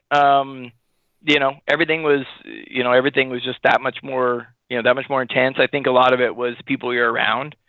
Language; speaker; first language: English; native; English